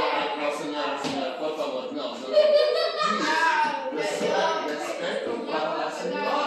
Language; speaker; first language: Spanish; non-native, learner; English